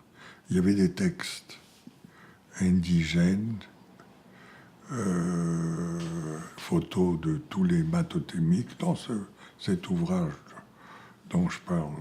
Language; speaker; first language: French; non-native, fluent; Bulgarian